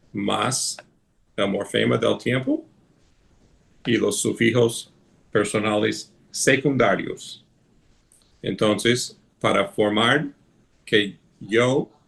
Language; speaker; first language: Spanish; non-native, fluent; English